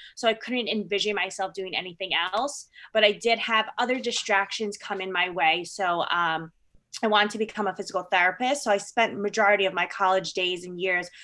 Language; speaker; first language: English; early bilingual, other home language; Filipino